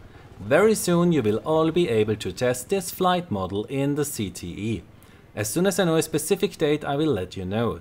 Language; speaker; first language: English; non-native, fluent; German